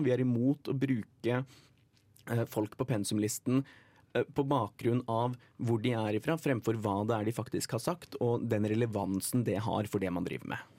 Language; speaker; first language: Norwegian; native; Norwegian